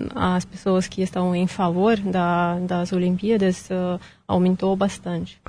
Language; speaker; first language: Portuguese; non-native, fluent; Russian